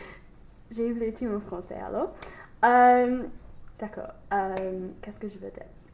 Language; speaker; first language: French; non-native, learner; English